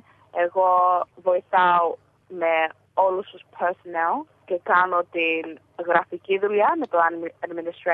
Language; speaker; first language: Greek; early bilingual, heritage; Greek